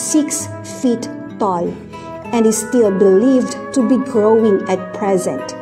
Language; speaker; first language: English; non-native, local second language; Filipino